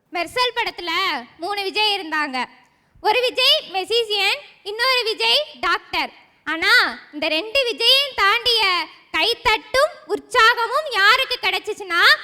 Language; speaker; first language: Tamil; native; Tamil